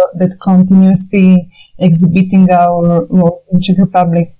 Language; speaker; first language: English; non-native, fluent; Slovak